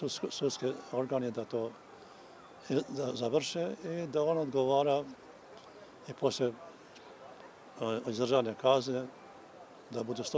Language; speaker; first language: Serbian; non-native, local second language; Albanian